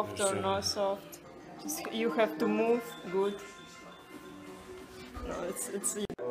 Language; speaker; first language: English; non-native, learner; Russian